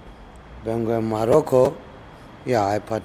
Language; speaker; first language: Spanish; non-native, learner; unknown